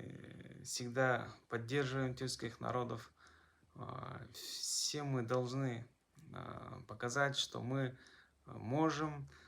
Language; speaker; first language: Russian; non-native, local second language; Kazakh